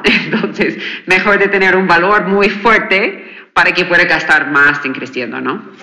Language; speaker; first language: Spanish; non-native, fluent; English